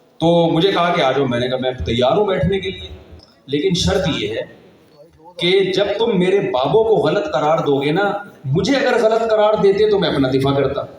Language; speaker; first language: Urdu; native; Urdu